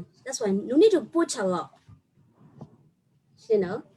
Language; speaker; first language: English; non-native, learner; Burmese